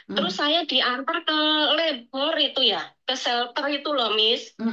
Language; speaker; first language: Indonesian; native; Indonesian